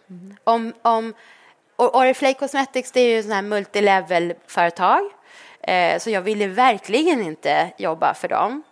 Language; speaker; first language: Swedish; native; Swedish